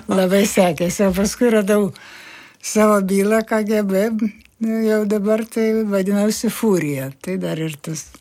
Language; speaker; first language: Lithuanian; native; Lithuanian